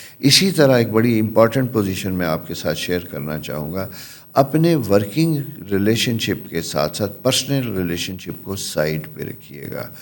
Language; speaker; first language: Urdu; non-native, local second language; Punjabi